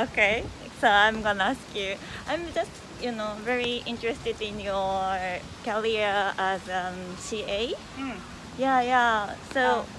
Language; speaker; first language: English; non-native, fluent; Japanese